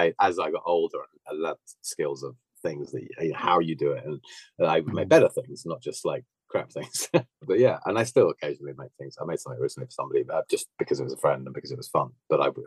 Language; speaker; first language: English; native; English